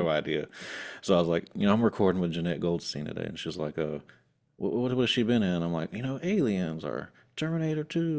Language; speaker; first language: English; native; English